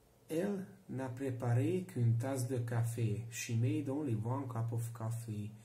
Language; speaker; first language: French; non-native, learner; Hungarian